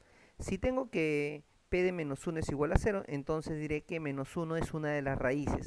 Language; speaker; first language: Spanish; native; Spanish